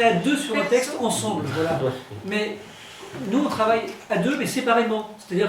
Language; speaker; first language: French; native; French